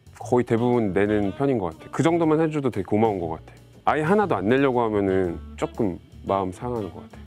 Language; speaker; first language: Korean; native; Korean